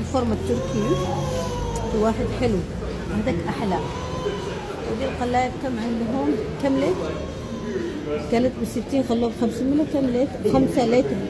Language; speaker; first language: Arabic; native; Arabic